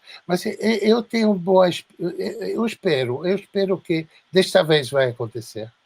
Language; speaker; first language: Portuguese; non-native, fluent; French